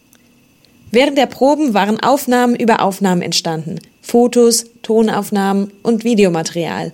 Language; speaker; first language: German; native; German